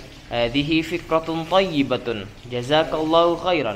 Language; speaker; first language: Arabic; non-native, fluent; Indonesian